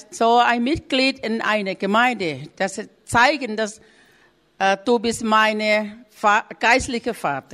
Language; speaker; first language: German; non-native, learner; Thai